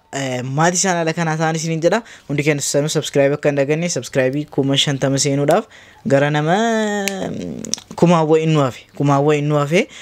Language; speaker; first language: Oromo; native; Oromo